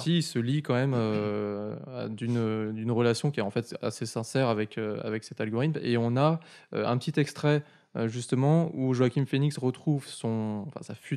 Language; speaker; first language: French; native; French